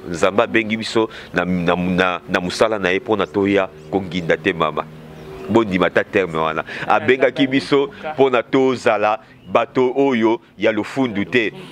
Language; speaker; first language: Lingala; native; Lingala